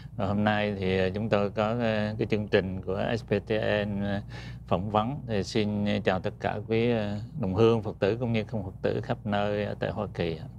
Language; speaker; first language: Vietnamese; native; Vietnamese